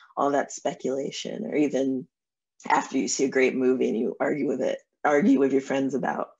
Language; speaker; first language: English; native; English